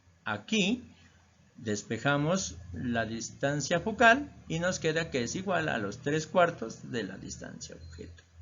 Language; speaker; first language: Spanish; native; Spanish